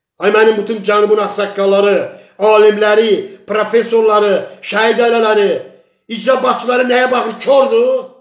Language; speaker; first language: Azerbaijani; non-native, local second language; Talysh